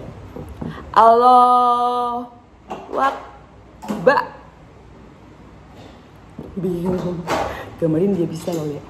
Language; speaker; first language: Indonesian; native; Indonesian